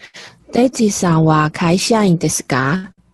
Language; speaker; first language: Japanese; non-native, learner; Chinese